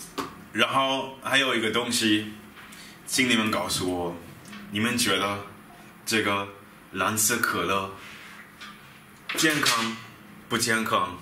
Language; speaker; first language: Chinese; non-native, fluent; German